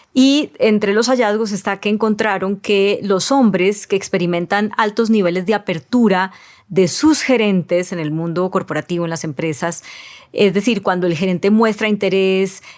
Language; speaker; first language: Spanish; native; Spanish